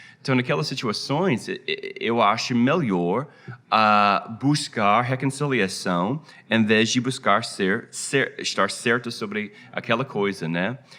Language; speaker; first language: Portuguese; non-native, fluent; English